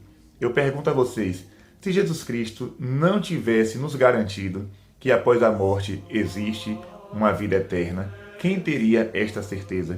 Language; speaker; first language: Portuguese; native; Portuguese